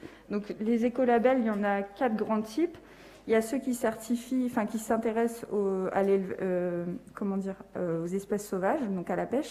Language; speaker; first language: French; native; French